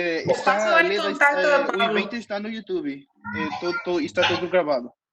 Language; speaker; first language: Portuguese; non-native, fluent; Spanish